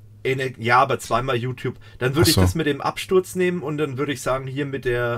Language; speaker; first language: German; native; German